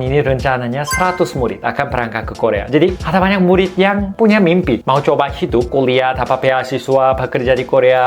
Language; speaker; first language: Indonesian; non-native, fluent; Korean